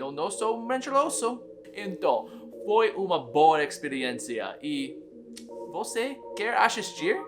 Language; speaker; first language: Portuguese; non-native, learner; English